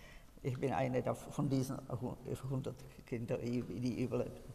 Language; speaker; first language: German; non-native, fluent; Czech